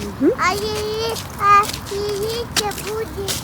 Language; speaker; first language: Russian; early bilingual, other home language; Armenian